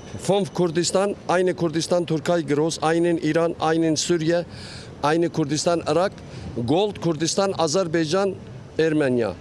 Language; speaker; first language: German; non-native, learner; Kurdish